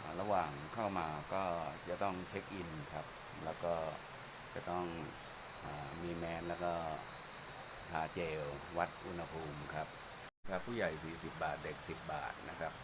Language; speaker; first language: Thai; native; Thai